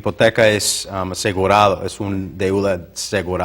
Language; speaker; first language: Spanish; non-native, learner; English